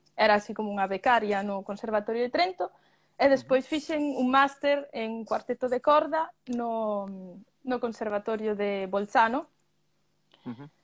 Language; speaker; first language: Galician; early bilingual, other home language; Spanish